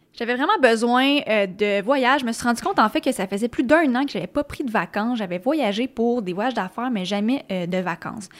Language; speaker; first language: French; native; French